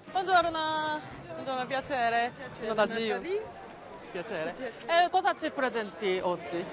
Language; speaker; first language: Italian; non-native, learner; Korean